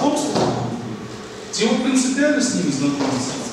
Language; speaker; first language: Russian; native; Russian